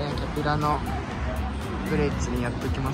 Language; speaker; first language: Japanese; native; Japanese